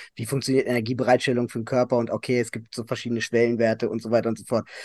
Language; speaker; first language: German; native; German